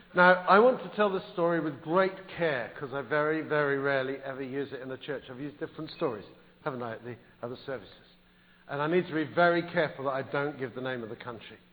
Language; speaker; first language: English; native; English